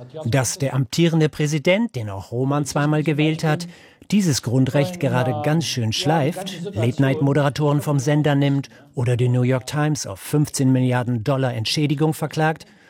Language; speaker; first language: German; native; German